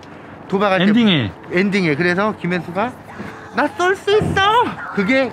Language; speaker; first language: Korean; native; Korean